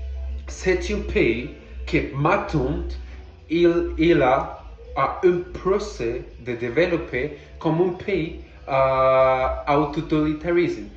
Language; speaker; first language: French; non-native, learner; Portuguese